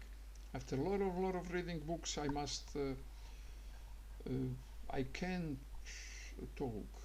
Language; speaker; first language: English; non-native, learner; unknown